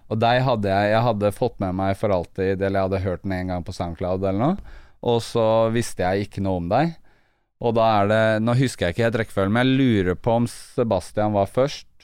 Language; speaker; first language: Norwegian; native; Norwegian